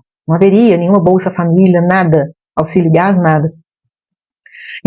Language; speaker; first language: Portuguese; native; Portuguese